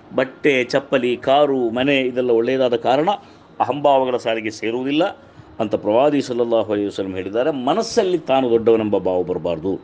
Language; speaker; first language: Kannada; non-native, local second language; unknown